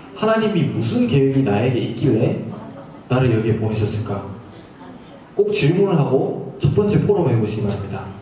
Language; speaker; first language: Korean; native; Korean